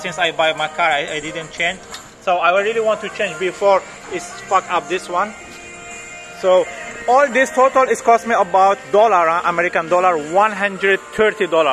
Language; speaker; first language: English; non-native, learner; French